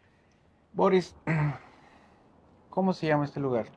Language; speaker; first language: Spanish; non-native, fluent; English